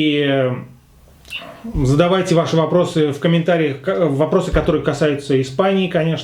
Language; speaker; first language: Russian; native; Russian